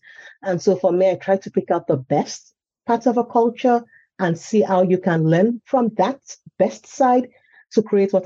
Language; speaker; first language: English; non-native, local second language; Yoruba